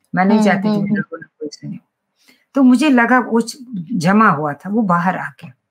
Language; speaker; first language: Hindi; non-native, local second language; Kashmiri